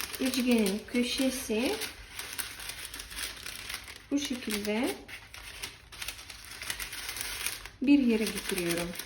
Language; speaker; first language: Turkish; non-native, learner; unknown